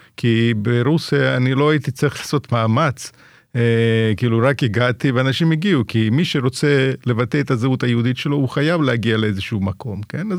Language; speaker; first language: Hebrew; non-native, fluent; Russian